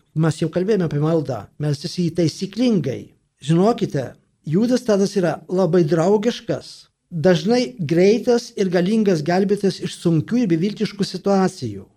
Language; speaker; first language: Lithuanian; native; Lithuanian